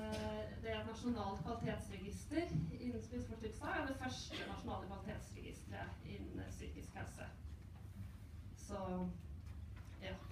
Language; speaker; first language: Norwegian; native; Norwegian